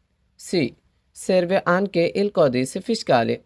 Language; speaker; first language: Italian; non-native, fluent; Bangla